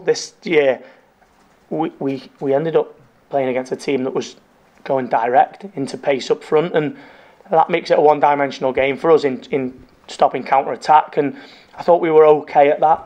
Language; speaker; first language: English; native; English